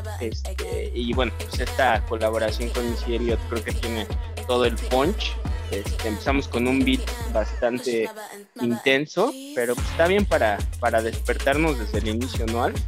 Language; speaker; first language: Spanish; native; Spanish